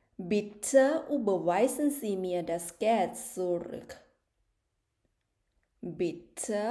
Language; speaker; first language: German; non-native, fluent; Thai